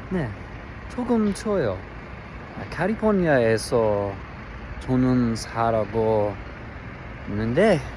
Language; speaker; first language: Korean; non-native, learner; English